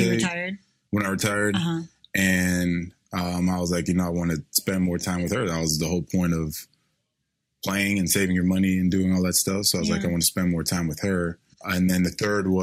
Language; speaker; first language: English; native; English